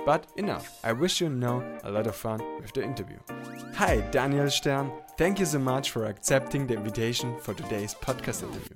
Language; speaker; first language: English; non-native, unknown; German